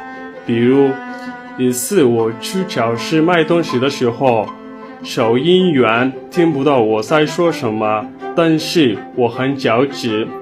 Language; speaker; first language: Chinese; non-native, learner; Somali